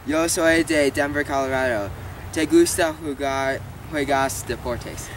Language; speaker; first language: Spanish; non-native, learner; English